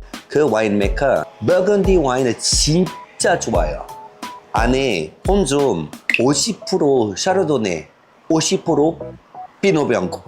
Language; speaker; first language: Korean; non-native, fluent; French